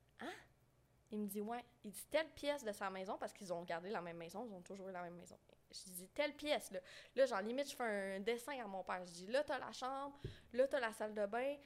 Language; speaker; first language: French; native; French